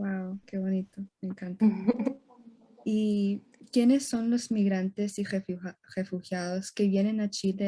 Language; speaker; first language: Spanish; early bilingual, heritage; Spanish